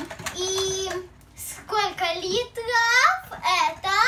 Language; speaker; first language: Russian; early bilingual, heritage; Russian